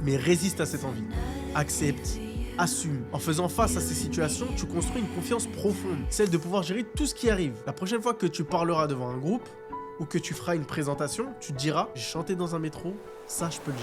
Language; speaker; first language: French; native; French